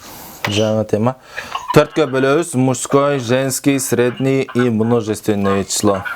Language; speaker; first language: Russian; non-native, local second language; Kyrgyz